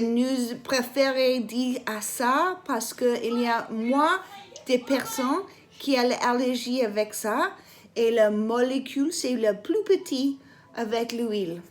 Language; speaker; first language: French; non-native, learner; English